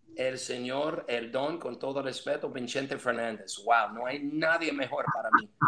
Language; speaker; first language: Spanish; non-native, fluent; English